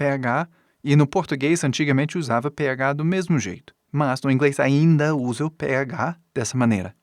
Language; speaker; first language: Portuguese; non-native, fluent; English